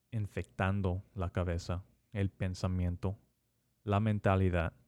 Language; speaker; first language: Spanish; early bilingual, heritage; Spanish